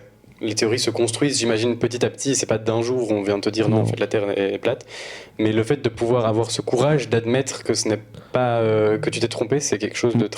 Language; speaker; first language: French; native; French